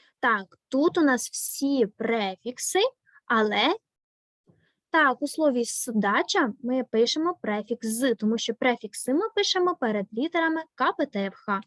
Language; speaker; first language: Ukrainian; native; Ukrainian